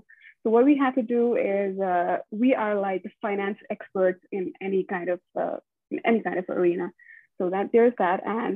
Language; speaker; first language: English; non-native, local second language; Nepali